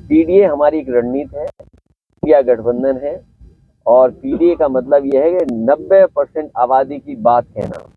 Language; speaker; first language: Hindi; native; Hindi